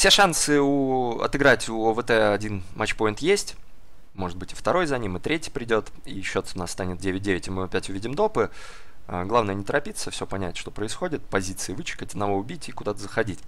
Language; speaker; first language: Russian; native; Russian